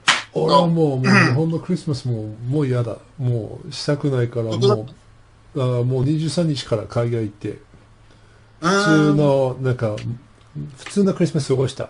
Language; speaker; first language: Japanese; non-native, fluent; English